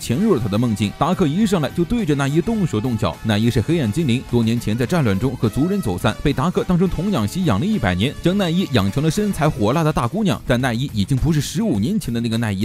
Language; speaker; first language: Chinese; native; Chinese